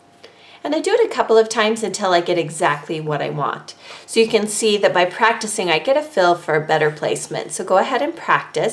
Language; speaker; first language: English; native; English